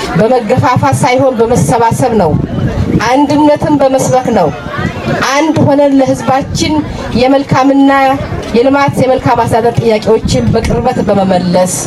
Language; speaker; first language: Amharic; non-native, local second language; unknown